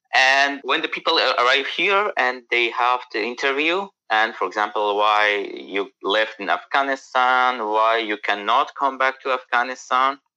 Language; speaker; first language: English; non-native, learner; Persian